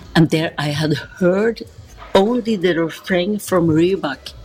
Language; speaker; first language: English; non-native, learner; Norwegian